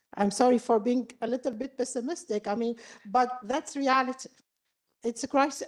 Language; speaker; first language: English; non-native, fluent; Arabic